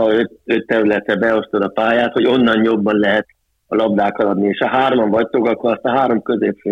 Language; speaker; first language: Hungarian; early bilingual, heritage; Hungarian